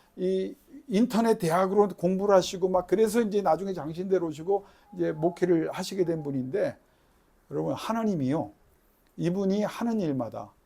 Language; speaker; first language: Korean; native; Korean